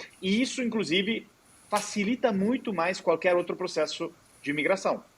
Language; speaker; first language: Portuguese; non-native, fluent; Italian